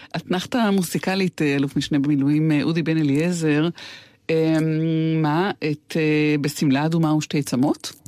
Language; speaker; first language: Hebrew; native; Hebrew